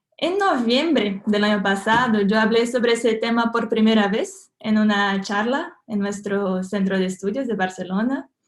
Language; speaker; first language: Spanish; non-native, fluent; Portuguese